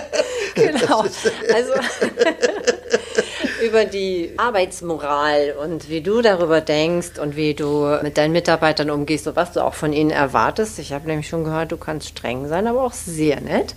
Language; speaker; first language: German; native; German